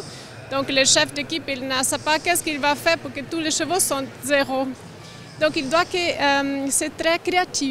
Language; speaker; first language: French; non-native, learner; Portuguese